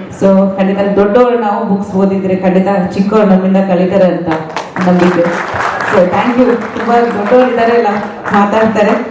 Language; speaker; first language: Kannada; non-native, fluent; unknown